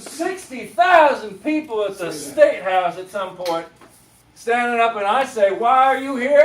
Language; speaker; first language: English; native; English